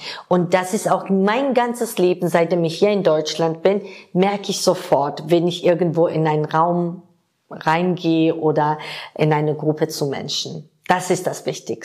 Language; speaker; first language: German; non-native, fluent; Georgian